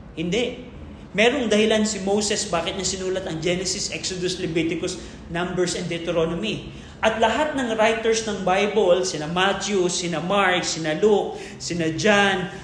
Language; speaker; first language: Filipino; native; Filipino